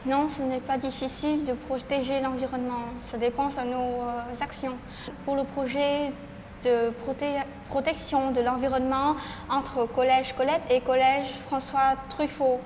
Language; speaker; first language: French; non-native, learner; Vietnamese